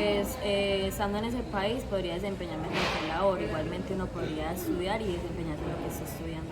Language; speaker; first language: Spanish; native; Spanish